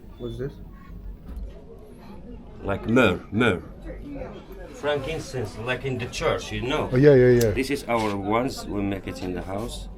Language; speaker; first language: English; non-native, learner; Arabic